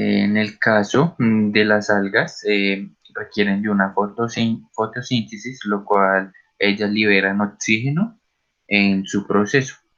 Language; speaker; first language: Spanish; native; Spanish